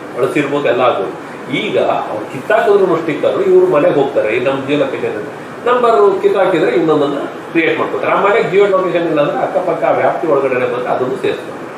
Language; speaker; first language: Kannada; native; Kannada